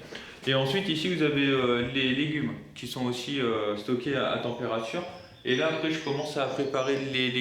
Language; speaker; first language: French; native; French